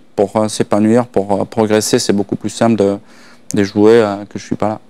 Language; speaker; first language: French; non-native, fluent; Slovak